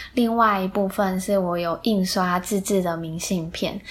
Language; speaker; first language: Chinese; native; Chinese